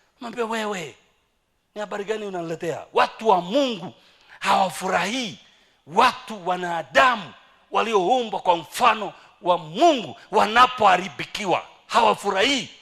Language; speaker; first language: Swahili; native; Swahili